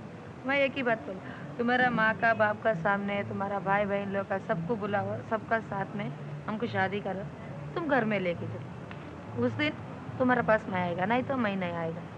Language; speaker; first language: Hindi; non-native, local second language; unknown